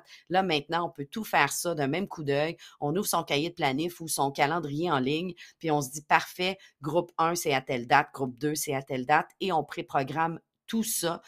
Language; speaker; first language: French; native; French